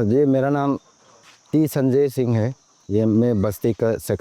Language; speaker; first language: Hindi; non-native, local second language; Manipuri